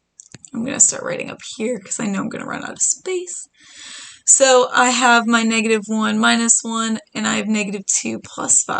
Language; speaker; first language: English; native; English